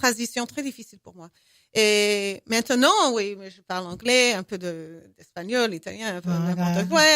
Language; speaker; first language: French; non-native, fluent; English